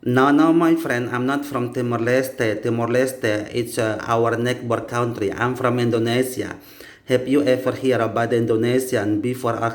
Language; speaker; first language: English; non-native, learner; Indonesian